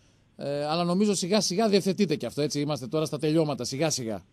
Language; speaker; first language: Greek; native; Greek